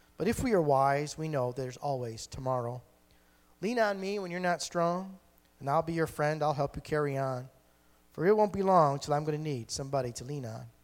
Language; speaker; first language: English; native; English